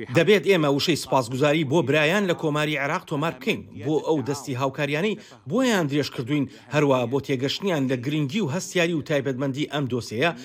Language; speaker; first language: Central Kurdish; native; Central Kurdish